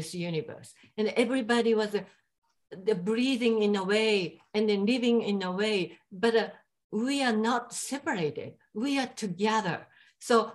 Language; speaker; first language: English; non-native, fluent; Japanese